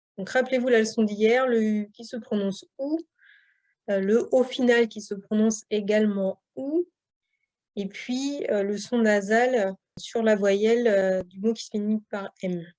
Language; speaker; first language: French; native; French